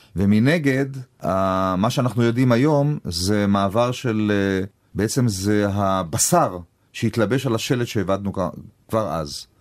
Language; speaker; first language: Hebrew; native; Hebrew